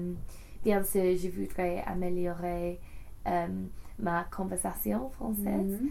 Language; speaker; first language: French; non-native, learner; English